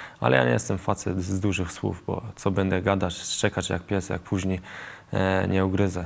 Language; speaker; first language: Polish; early bilingual, heritage; Polish